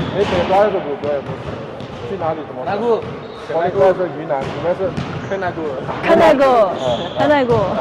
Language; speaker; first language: Chinese; early bilingual, heritage; Chinese